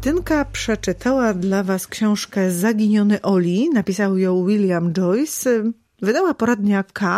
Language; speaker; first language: Polish; native; Polish